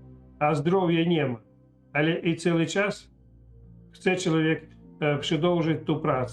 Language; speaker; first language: Polish; non-native, learner; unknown